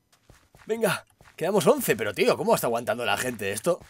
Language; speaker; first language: Spanish; native; Spanish